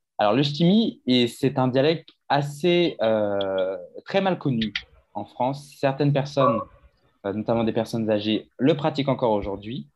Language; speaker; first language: French; native; French